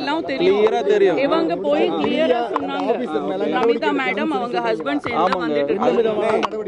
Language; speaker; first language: Tamil; non-native, local second language; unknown